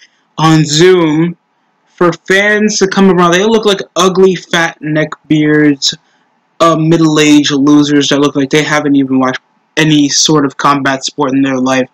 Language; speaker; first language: English; native; English